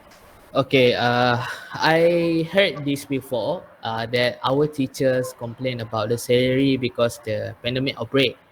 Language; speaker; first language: English; non-native, learner; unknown